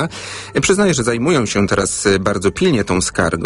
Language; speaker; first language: Polish; native; Polish